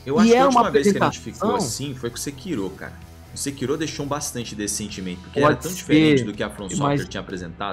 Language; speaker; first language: Portuguese; native; Portuguese